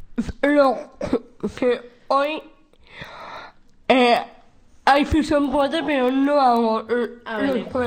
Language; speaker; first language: Spanish; non-native, local second language; Basque